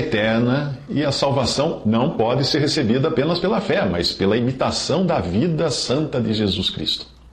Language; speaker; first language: Portuguese; native; Portuguese